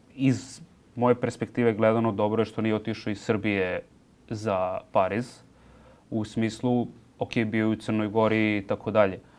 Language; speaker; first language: Serbian; native; Serbian